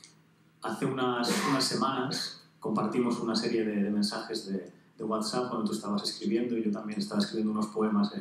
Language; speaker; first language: Spanish; native; Spanish